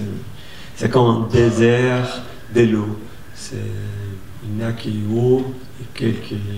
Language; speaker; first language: French; non-native, fluent; Portuguese